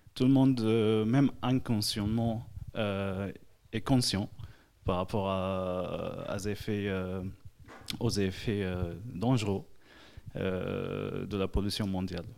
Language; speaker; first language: French; non-native, fluent; Arabic